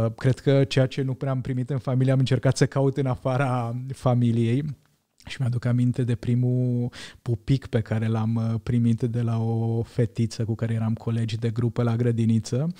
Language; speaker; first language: Romanian; non-native, local second language; Hungarian